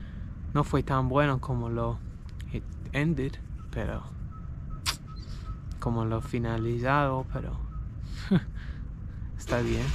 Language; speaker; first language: Spanish; non-native, learner; English